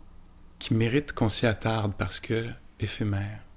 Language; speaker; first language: French; native; French